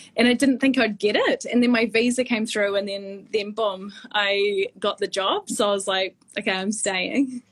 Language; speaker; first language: English; native; English